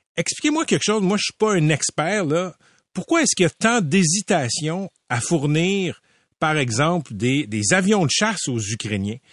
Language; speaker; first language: French; native; French